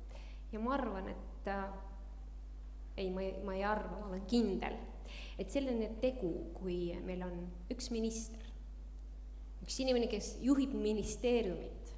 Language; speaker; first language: Estonian; early bilingual, heritage; Estonian